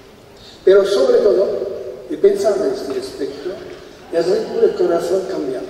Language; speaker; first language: Spanish; non-native, fluent; French